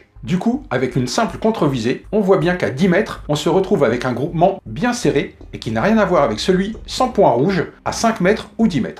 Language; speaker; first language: French; native; French